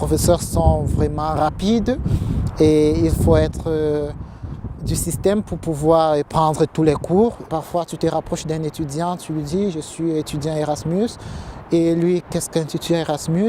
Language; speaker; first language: French; early bilingual, heritage; French